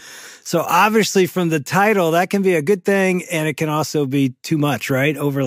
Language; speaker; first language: English; native; English